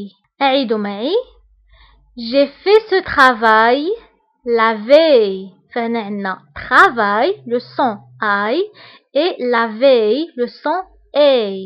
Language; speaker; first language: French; non-native, local second language; Arabic